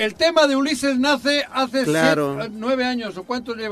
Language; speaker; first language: Spanish; native; Spanish